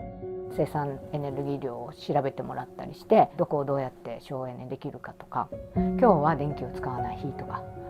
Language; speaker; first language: Japanese; native; Japanese